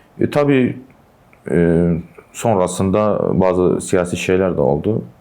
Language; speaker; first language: Turkish; non-native, local second language; Kurdish